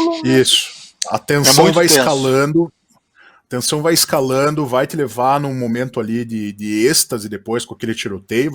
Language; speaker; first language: Portuguese; native; Portuguese